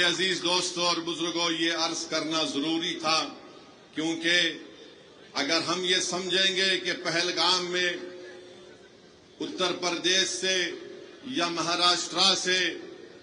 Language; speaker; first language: Urdu; native; Urdu